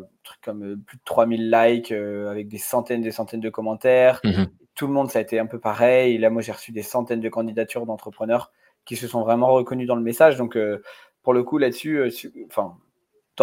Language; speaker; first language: French; native; French